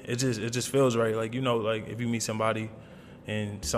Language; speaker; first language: English; native; English